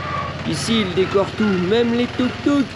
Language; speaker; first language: French; native; French